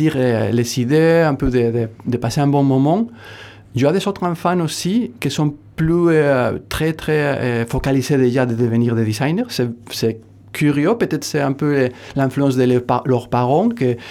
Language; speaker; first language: French; non-native, fluent; Spanish